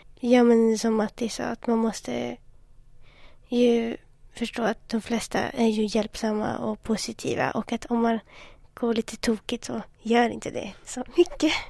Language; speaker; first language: Swedish; native; Swedish